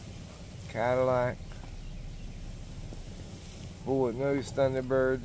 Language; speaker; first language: English; native; English